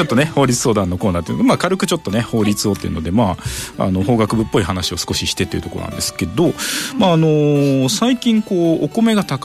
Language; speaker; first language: Japanese; native; Japanese